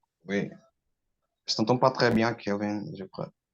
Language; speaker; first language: French; non-native, learner; Portuguese